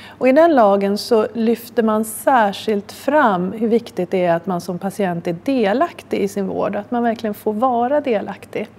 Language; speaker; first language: Swedish; native; Swedish